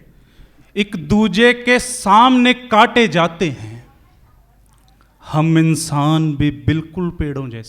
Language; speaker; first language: Hindi; native; Hindi